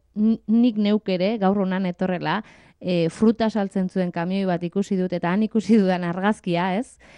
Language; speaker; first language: Basque; native; Basque